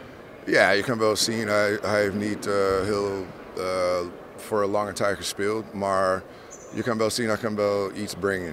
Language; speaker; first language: Dutch; non-native, fluent; English